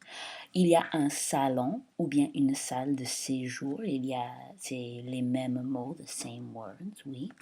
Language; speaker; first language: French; non-native, fluent; English